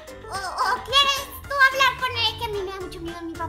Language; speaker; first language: Spanish; native; Spanish